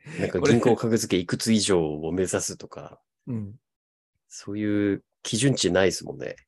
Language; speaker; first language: Japanese; native; Japanese